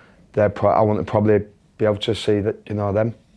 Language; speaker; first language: English; native; English